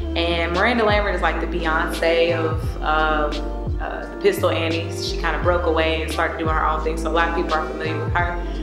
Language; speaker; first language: English; native; English